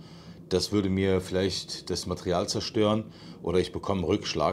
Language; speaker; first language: German; native; German